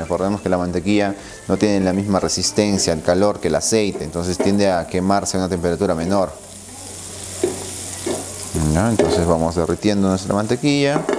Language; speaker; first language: Spanish; native; Spanish